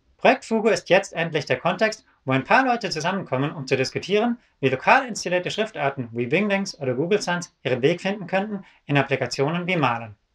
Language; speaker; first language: German; native; German